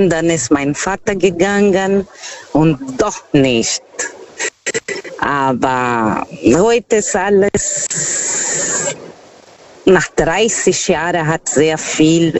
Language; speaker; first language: German; non-native, learner; Portuguese